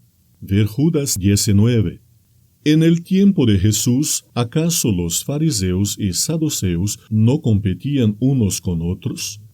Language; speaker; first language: Spanish; non-native, fluent; Portuguese